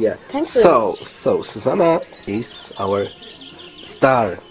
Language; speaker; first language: English; non-native, learner; Polish